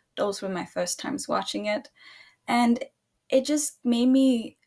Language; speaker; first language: English; early bilingual, other home language; Spanish